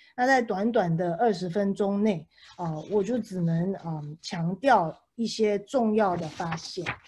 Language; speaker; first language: Chinese; early bilingual, heritage; Chinese